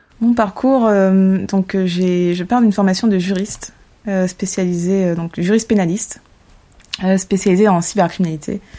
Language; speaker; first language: French; native; French